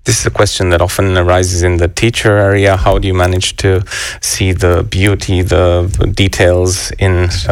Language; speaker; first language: English; non-native, fluent; Romanian